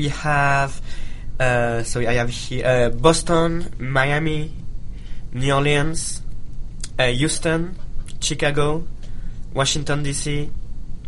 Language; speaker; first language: English; non-native, fluent; Italian